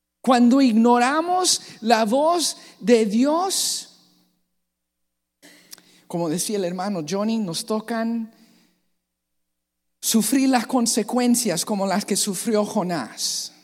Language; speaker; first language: Spanish; native; Spanish